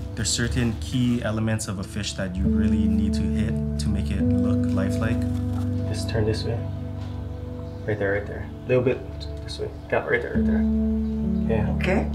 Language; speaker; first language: English; native; English